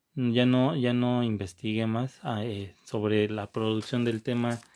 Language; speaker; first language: Spanish; native; Spanish